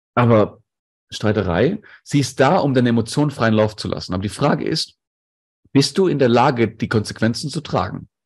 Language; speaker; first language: German; non-native, local second language; Greek